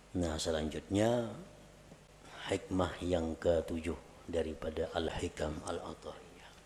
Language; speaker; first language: Indonesian; non-native, local second language; Banjar